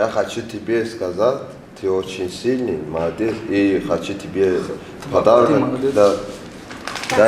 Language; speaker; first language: Russian; non-native, learner; Persian